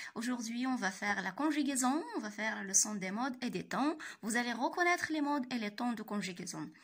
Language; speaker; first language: French; non-native, local second language; Arabic